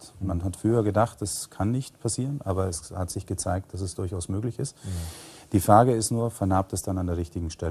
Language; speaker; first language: German; native; German